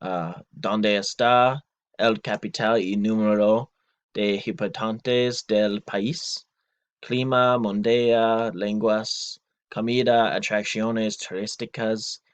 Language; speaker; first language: Spanish; non-native, learner; English